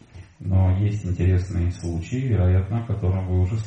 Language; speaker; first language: Russian; native; Russian